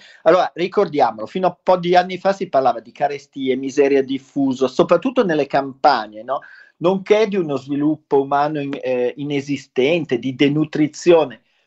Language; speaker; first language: Italian; native; Italian